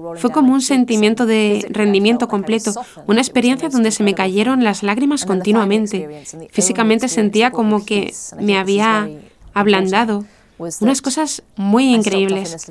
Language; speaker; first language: Spanish; non-native, fluent; English